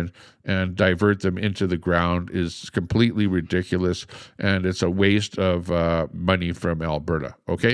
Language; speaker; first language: English; native; English